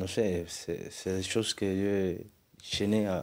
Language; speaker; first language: French; non-native, learner; Spanish